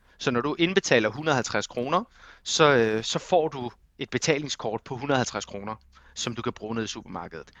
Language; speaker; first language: Danish; early bilingual, other home language; Armenian